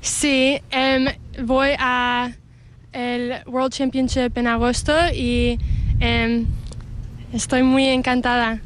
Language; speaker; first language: Spanish; early bilingual, heritage; Spanish